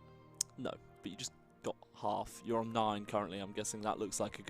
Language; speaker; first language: English; native; English